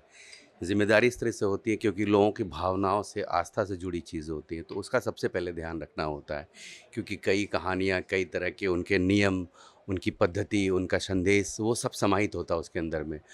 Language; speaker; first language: Hindi; native; Hindi